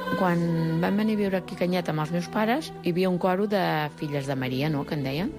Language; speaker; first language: Catalan; early bilingual, other home language; Spanish